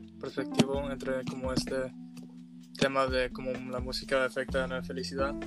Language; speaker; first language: Spanish; early bilingual, heritage; Spanish